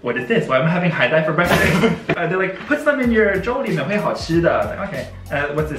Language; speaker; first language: English; native; English